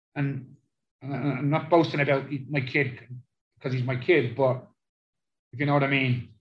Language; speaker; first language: English; native; English